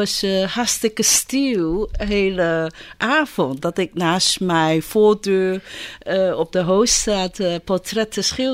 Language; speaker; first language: Dutch; non-native, fluent; Chinese